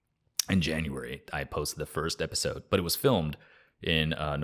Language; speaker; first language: English; native; English